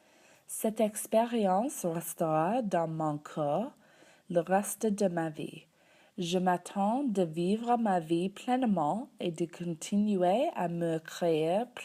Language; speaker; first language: French; non-native, learner; English